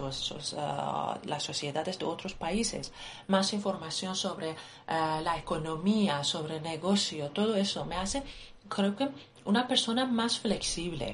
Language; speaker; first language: Spanish; non-native, fluent; Persian